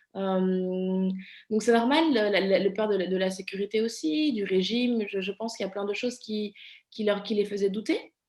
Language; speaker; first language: French; early bilingual, other home language; Vietnamese